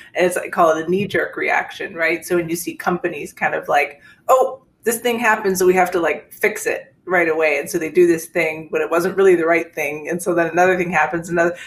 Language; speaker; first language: English; native; English